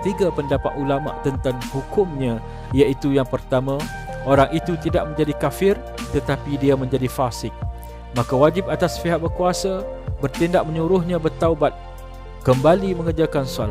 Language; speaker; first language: Malay; native; Malay